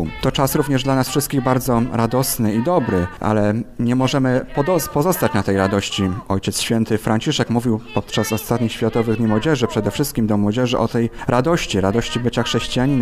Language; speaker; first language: Polish; native; Polish